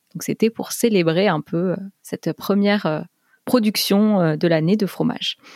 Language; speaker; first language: French; native; French